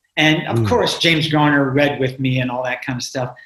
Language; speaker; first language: English; native; English